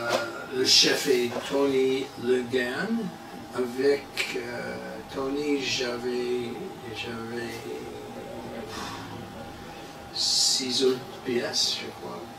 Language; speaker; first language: French; non-native, learner; English